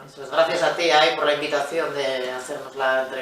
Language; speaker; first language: Spanish; native; Spanish